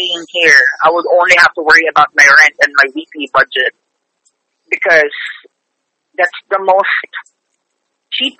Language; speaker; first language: English; non-native, local second language; Filipino